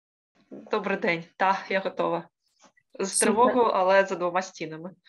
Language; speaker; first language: Ukrainian; native; Ukrainian